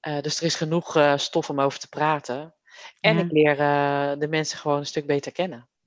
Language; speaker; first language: Dutch; native; Dutch